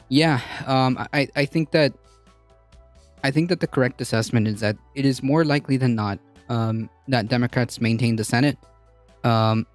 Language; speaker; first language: English; native; English